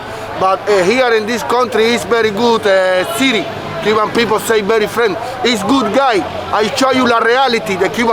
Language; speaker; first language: English; non-native, learner; Spanish